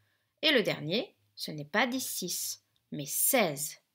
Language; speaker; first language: French; native; French